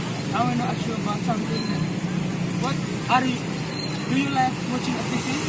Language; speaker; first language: English; non-native, learner; Indonesian